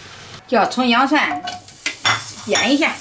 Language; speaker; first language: Chinese; native; Chinese